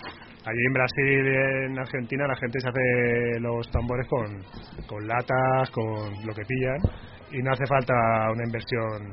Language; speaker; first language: Spanish; native; Spanish